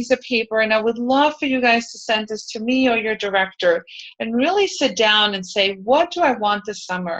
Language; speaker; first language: English; native; English